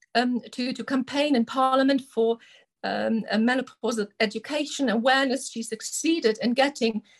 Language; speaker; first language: English; non-native, fluent; German